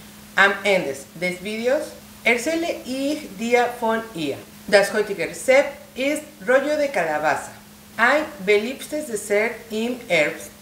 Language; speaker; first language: German; non-native, learner; Spanish